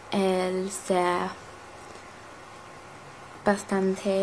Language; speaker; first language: Spanish; non-native, learner; English